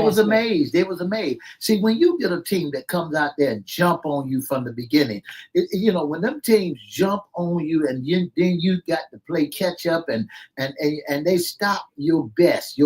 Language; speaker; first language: English; native; English